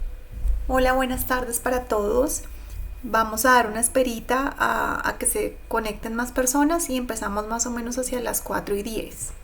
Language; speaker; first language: Spanish; native; Spanish